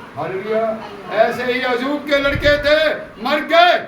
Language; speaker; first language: Hindi; non-native, local second language; Punjabi